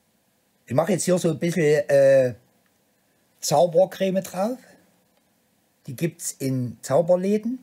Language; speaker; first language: German; native; German